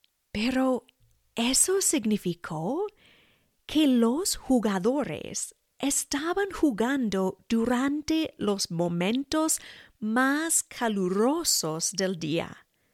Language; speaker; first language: Spanish; non-native, fluent; English